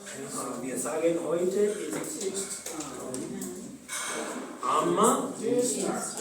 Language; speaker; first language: German; non-native, learner; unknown